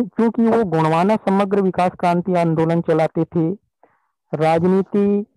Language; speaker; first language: Hindi; native; Hindi